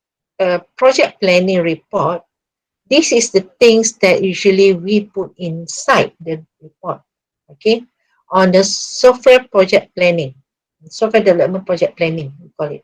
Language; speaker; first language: English; non-native, local second language; Malay